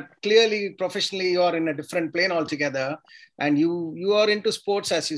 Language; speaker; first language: English; non-native, local second language; Tamil